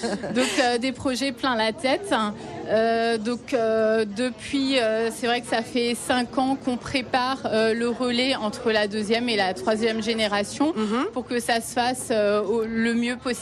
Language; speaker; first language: French; native; French